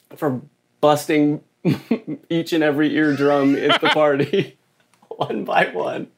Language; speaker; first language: English; native; English